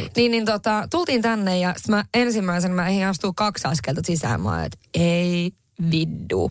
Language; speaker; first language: Finnish; native; Finnish